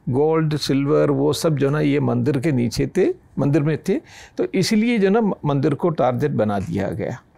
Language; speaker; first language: Hindi; non-native, local second language; Malayalam